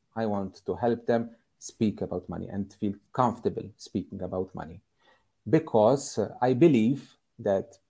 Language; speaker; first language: English; non-native, fluent; Maltese